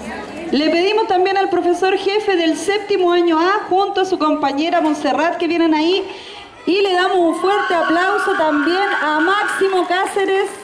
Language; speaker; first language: Spanish; native; Spanish